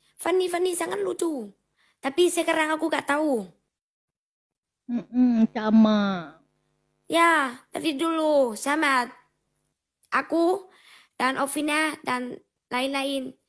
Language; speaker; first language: Indonesian; non-native, learner; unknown